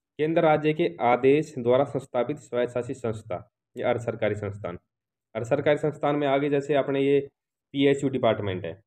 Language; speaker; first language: Hindi; native; Hindi